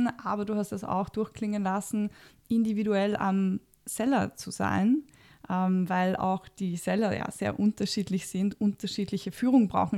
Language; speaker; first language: German; native; German